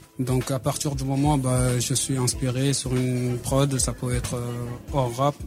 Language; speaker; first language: French; native; French